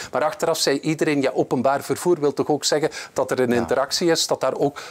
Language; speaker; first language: Dutch; native; Dutch